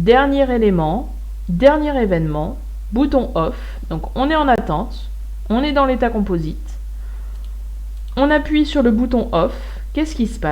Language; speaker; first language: French; native; French